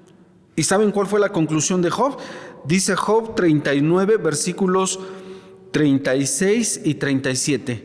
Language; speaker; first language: Spanish; native; Spanish